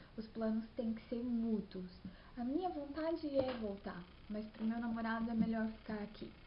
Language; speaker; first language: Portuguese; native; Portuguese